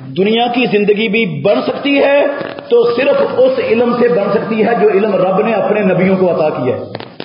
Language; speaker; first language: Urdu; native; Urdu